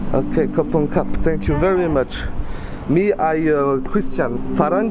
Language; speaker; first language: English; non-native, learner; French